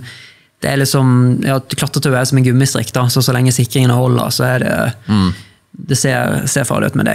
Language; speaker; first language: Norwegian; native; Norwegian